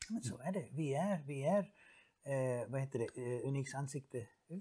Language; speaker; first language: Swedish; non-native, fluent; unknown